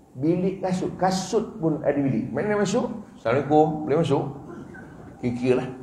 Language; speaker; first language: Malay; native; Malay